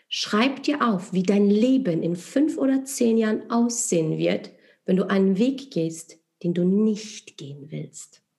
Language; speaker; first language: German; non-native, fluent; Polish